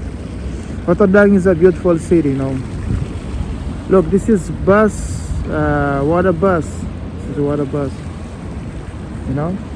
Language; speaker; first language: English; non-native, learner; Portuguese